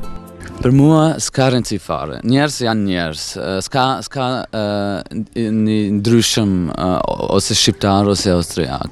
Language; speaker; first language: Albanian; non-native, fluent; German